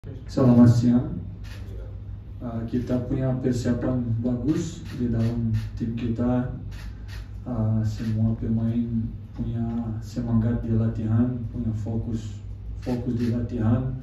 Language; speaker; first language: Indonesian; non-native, fluent; Portuguese